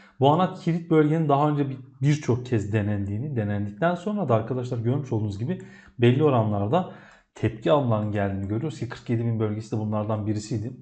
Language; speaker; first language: Turkish; native; Turkish